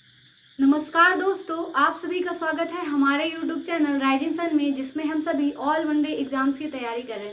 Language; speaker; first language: Hindi; native; Hindi